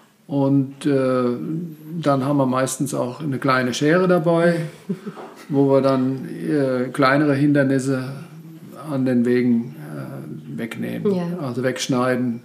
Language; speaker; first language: German; native; German